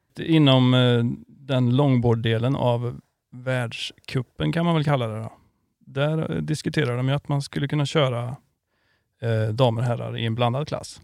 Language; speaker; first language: Swedish; native; Swedish